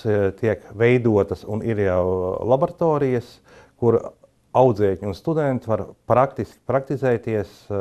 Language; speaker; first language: Latvian; native; Latvian